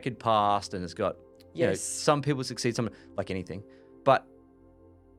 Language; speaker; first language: English; native; English